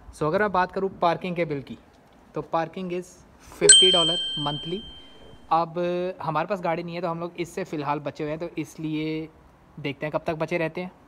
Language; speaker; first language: Hindi; non-native, local second language; Punjabi